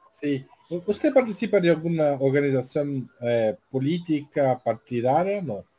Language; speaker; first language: Spanish; non-native, learner; Portuguese